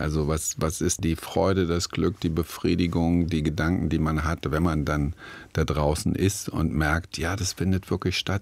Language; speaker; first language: German; native; German